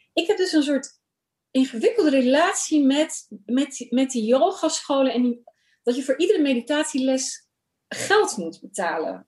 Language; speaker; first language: Dutch; early bilingual, other home language; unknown